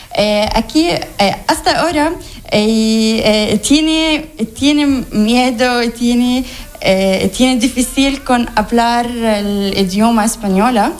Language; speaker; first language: Spanish; non-native, learner; Arabic